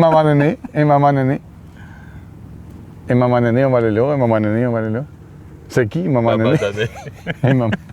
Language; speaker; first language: French; non-native, fluent; Spanish